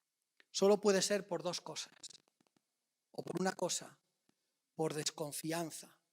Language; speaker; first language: Spanish; native; Spanish